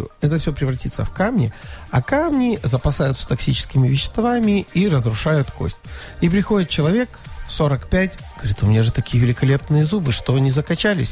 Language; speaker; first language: Russian; native; Russian